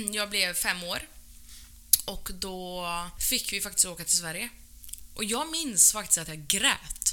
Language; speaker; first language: Swedish; early bilingual, other home language; Arabic